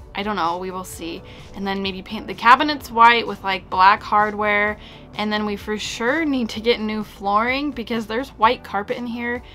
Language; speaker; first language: English; native; English